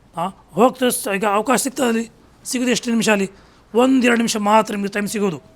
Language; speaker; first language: Kannada; non-native, local second language; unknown